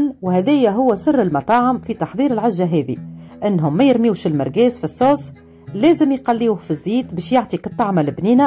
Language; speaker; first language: Arabic; native; Arabic